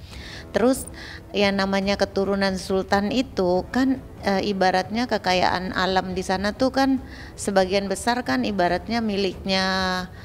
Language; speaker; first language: Indonesian; native; Indonesian